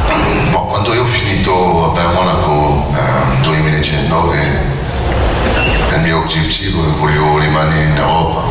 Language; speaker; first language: Italian; non-native, fluent; French